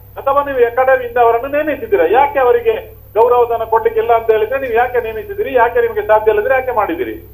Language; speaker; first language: Kannada; non-native, local second language; Tulu